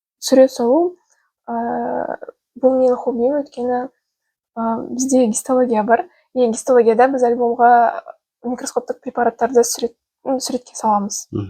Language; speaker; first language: Kazakh; non-native, local second language; Russian